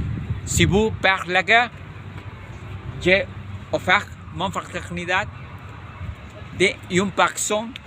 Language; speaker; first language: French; non-native, learner; Spanish